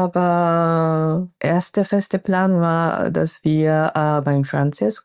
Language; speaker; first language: German; non-native, fluent; Japanese